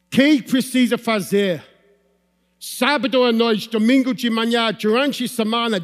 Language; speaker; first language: Portuguese; non-native, fluent; English